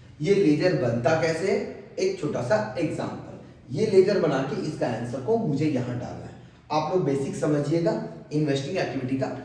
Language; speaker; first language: Hindi; non-native, local second language; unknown